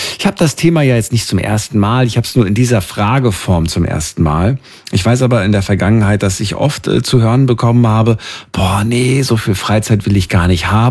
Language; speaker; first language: German; native; German